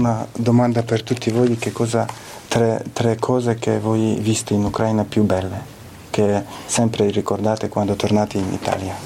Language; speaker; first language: Italian; non-native, fluent; Ukrainian